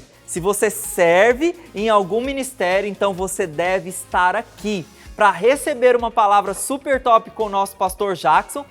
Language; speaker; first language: Portuguese; native; Portuguese